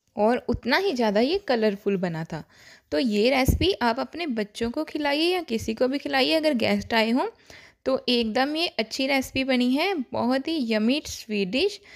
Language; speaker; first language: Hindi; non-native, local second language; Punjabi